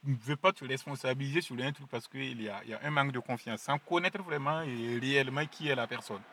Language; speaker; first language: French; non-native, local second language; Mossi